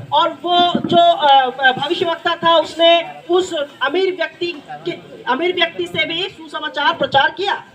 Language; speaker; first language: Hindi; non-native, local second language; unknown